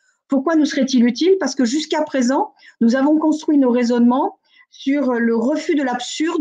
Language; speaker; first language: French; native; French